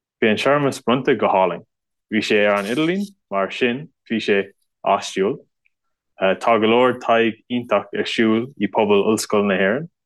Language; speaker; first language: Irish; non-native, local second language; English